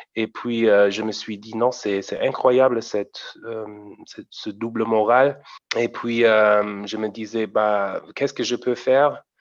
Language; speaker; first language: French; non-native, fluent; German